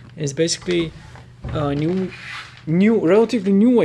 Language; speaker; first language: English; non-native, fluent; Bulgarian